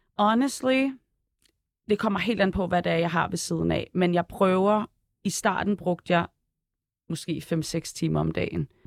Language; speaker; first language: Danish; early bilingual, other home language; Arabic